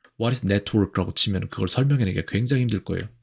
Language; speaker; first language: Korean; native; Korean